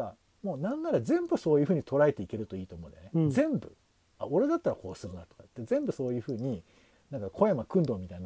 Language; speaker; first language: Japanese; native; Japanese